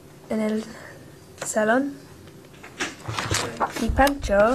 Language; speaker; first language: Spanish; non-native, learner; English